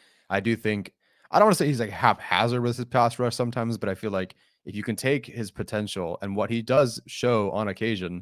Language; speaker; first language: English; native; English